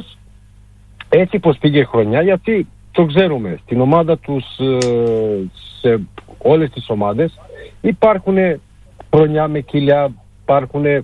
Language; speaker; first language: Greek; non-native, fluent; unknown